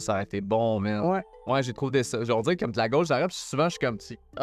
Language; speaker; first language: French; native; French